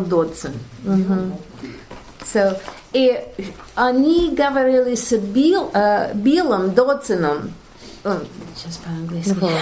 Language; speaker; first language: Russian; non-native, learner; English